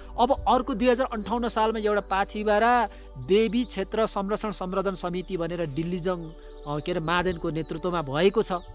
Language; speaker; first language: Nepali; non-native, local second language; Limburgish